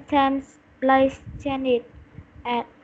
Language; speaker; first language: English; non-native, learner; Vietnamese